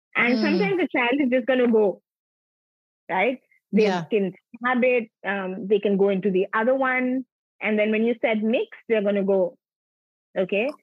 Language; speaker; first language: English; non-native, local second language; Punjabi